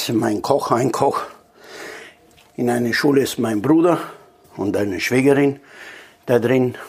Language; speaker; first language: German; non-native, learner; Italian